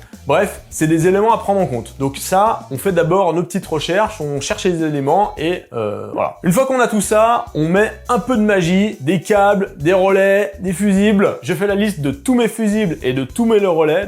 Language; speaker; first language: French; native; French